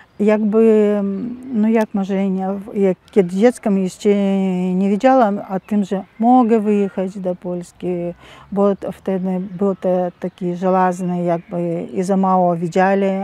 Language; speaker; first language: Polish; non-native, learner; Russian